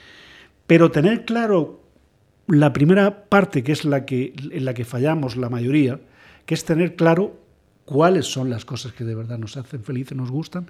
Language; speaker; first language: Spanish; native; Spanish